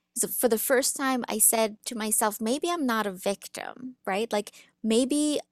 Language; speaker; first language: English; early bilingual, other home language; Russian